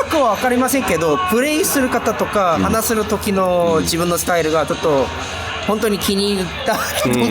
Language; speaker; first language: Japanese; non-native, learner; Korean